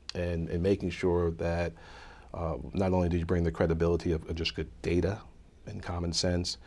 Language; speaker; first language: English; native; English